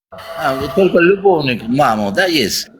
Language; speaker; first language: Russian; non-native, learner; Uzbek